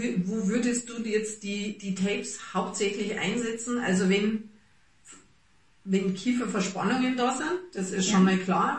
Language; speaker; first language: German; native; German